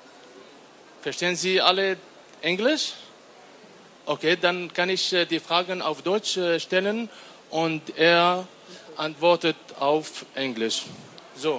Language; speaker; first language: German; non-native, learner; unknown